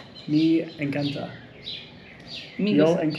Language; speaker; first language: Spanish; non-native, learner; English